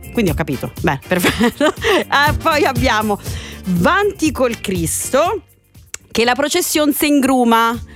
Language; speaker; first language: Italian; native; Italian